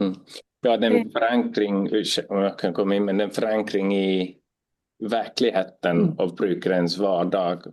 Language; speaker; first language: Swedish; non-native, fluent; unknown